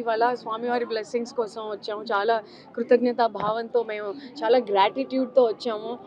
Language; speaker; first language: Telugu; native; Telugu